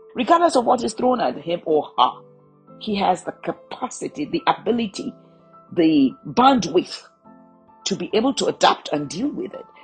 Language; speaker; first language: English; non-native, local second language; Yoruba